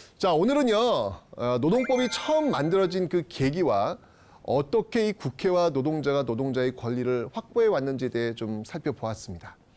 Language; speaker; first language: Korean; native; Korean